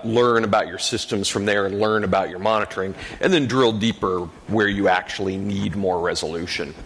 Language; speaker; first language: English; native; English